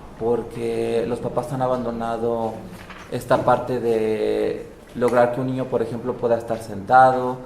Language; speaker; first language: Spanish; native; Spanish